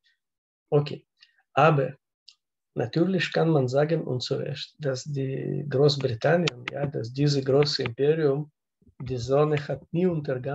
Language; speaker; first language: German; non-native, learner; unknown